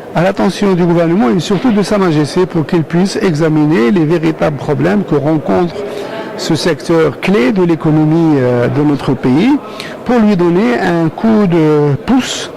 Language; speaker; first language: French; non-native, local second language; Arabic